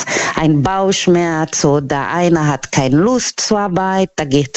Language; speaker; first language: German; non-native, learner; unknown